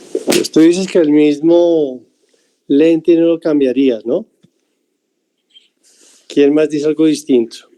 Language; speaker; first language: Spanish; native; Spanish